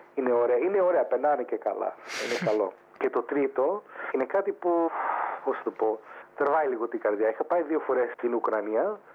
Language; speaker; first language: Greek; early bilingual, heritage; Greek